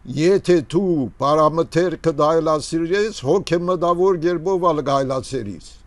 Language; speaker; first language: Armenian; early bilingual, heritage; Armenian